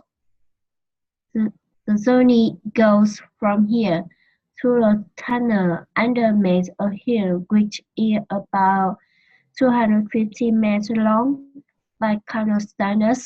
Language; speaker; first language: English; non-native, learner; Vietnamese